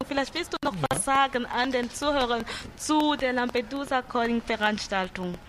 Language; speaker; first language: German; non-native, fluent; French